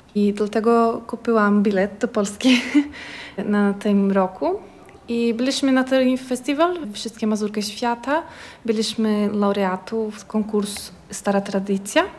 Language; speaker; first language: Polish; early bilingual, heritage; Portuguese